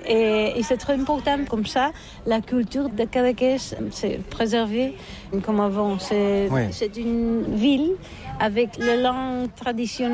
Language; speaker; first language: French; non-native, learner; Catalan